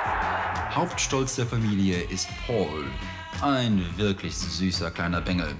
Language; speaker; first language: German; native; German